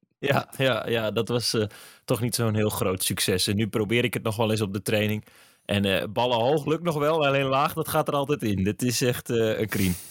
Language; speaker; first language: Dutch; native; Dutch